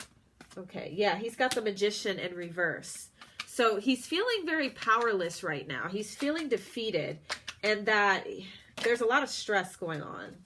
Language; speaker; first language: English; native; English